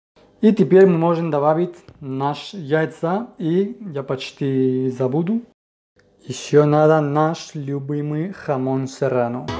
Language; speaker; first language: Russian; non-native, fluent; Spanish